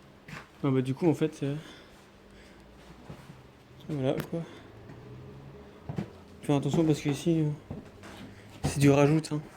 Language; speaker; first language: French; native; French